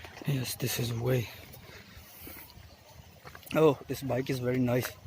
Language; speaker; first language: English; non-native, learner; Urdu